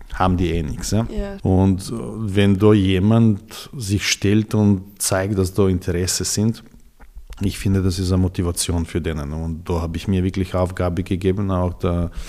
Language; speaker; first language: German; non-native, fluent; Serbian